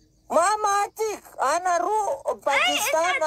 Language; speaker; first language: Arabic; non-native, learner; Pashto